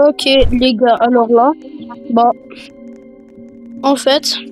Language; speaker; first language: French; native; French